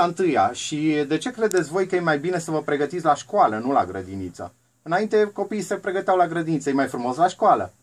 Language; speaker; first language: Romanian; native; Romanian